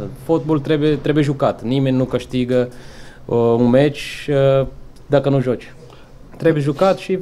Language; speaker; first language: Romanian; non-native, fluent; Portuguese